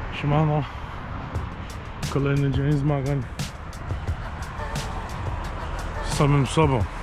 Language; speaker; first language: Polish; native; Polish